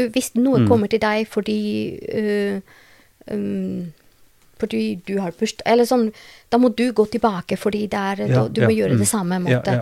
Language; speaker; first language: Norwegian; non-native, learner; Albanian